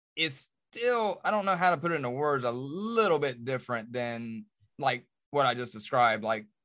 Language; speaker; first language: English; native; English